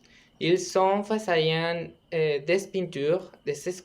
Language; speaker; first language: French; non-native, learner; Spanish